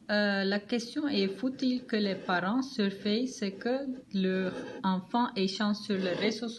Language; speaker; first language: French; non-native, learner; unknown